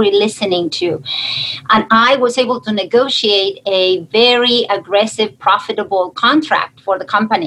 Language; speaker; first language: English; non-native, fluent; Spanish